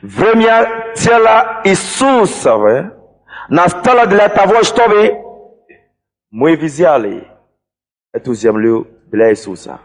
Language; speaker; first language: Russian; non-native, fluent; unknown